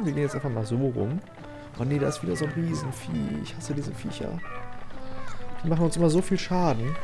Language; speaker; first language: German; native; German